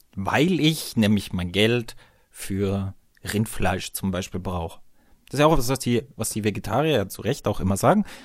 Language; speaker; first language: German; native; German